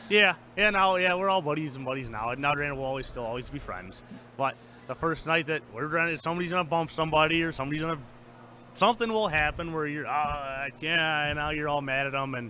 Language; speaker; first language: English; native; English